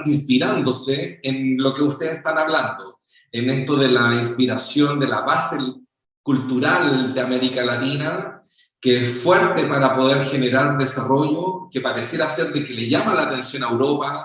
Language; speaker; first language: Spanish; native; Spanish